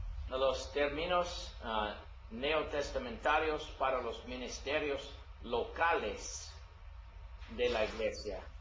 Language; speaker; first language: Spanish; non-native, learner; English